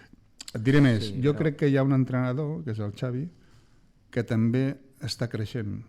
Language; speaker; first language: Catalan; native; Catalan